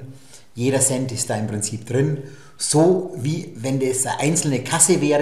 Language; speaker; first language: German; native; German